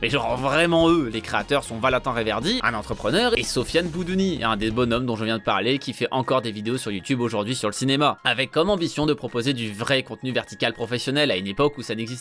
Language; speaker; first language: French; native; French